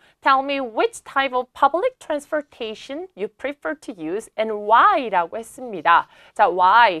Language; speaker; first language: English; non-native, fluent; Korean